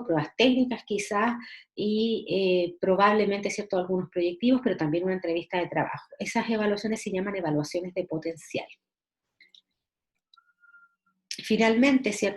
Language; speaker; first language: Spanish; native; Spanish